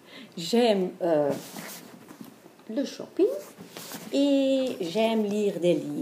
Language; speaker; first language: French; non-native, fluent; Dutch